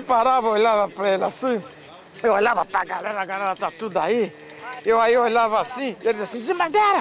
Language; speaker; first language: Portuguese; native; Portuguese